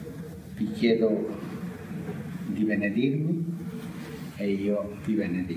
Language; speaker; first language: Italian; non-native, fluent; Spanish